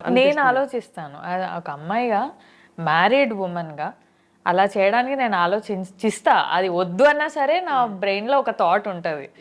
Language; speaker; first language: Telugu; native; Telugu